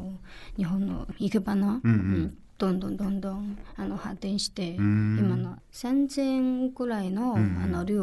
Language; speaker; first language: Japanese; non-native, learner; Chinese